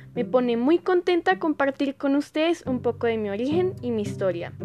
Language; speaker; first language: Spanish; native; Spanish